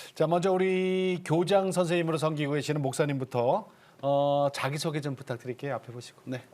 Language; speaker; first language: Korean; native; Korean